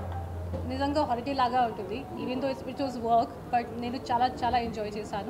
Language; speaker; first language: Telugu; non-native, learner; Hindi